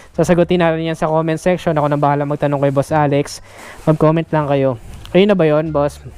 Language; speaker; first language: Filipino; native; Filipino